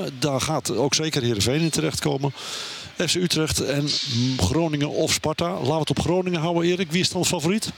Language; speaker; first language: Dutch; native; Dutch